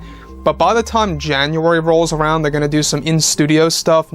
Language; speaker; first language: English; native; English